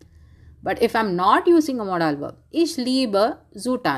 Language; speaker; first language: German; non-native, fluent; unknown